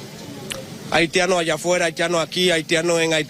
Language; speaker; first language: Spanish; non-native, learner; Haitian Creole